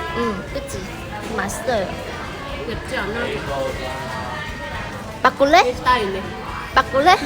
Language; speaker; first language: Korean; non-native, learner; Vietnamese